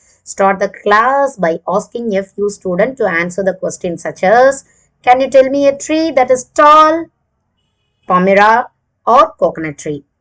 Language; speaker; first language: English; non-native, local second language; Tamil